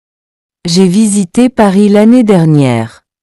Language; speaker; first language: French; non-native, fluent; English